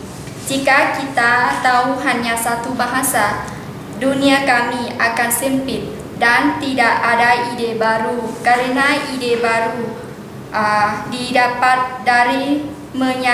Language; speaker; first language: Indonesian; non-native, learner; Lao